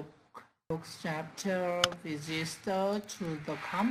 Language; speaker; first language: English; non-native, learner; Vietnamese